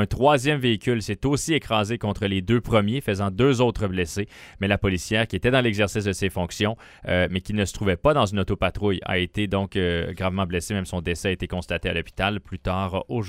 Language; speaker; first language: French; native; French